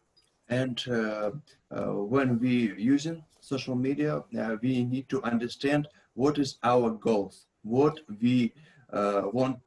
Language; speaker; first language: English; non-native, learner; Russian